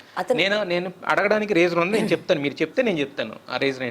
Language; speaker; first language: Telugu; native; Telugu